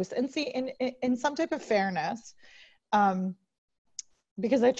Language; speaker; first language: English; native; English